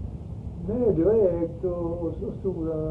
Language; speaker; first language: Swedish; early bilingual, heritage; Swedish